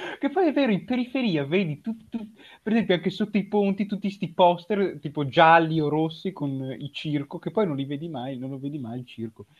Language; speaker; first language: Italian; native; Italian